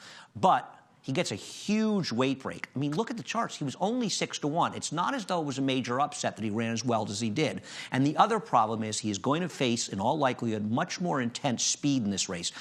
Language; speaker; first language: English; native; English